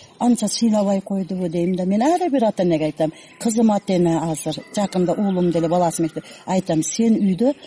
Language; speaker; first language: Kyrgyz; non-native, local second language; Uzbek